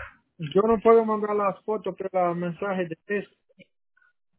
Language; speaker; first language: Spanish; non-native, learner; Portuguese